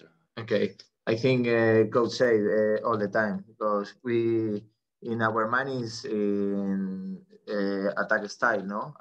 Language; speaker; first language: English; non-native, fluent; Spanish